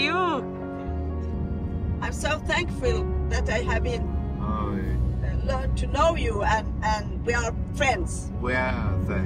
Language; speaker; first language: English; non-native, learner; Italian